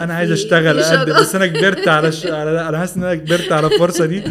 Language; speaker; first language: Arabic; native; Arabic